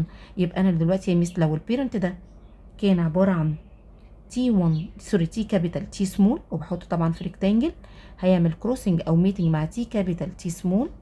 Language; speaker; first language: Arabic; native; Arabic